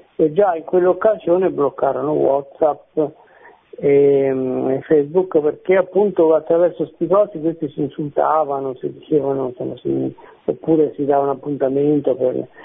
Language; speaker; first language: Italian; native; Italian